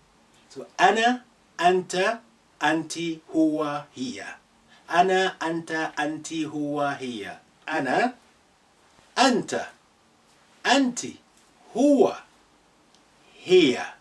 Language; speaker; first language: Arabic; non-native, fluent; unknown